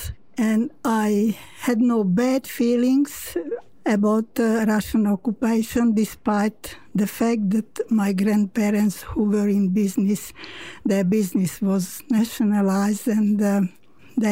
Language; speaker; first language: English; non-native, fluent; Slovak